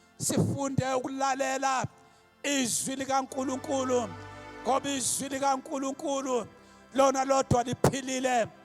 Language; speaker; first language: Zulu; non-native, local second language; Xhosa